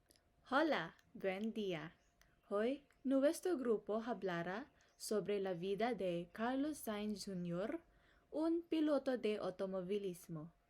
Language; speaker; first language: Spanish; non-native, learner; Cebuano